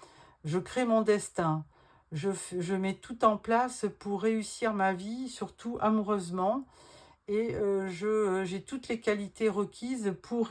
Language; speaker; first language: French; native; French